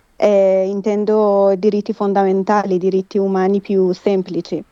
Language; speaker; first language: Italian; non-native, fluent; Persian